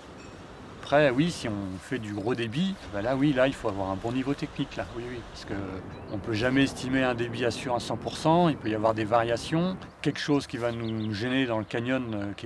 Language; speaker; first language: French; native; French